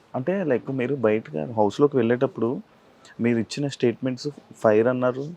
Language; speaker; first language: Telugu; native; Telugu